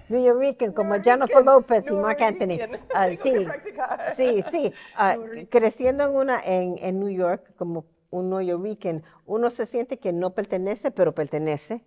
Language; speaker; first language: Spanish; early bilingual, heritage; Spanish